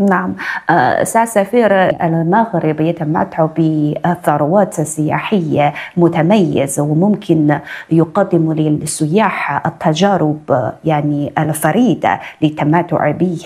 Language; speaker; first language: Arabic; non-native, fluent; Chinese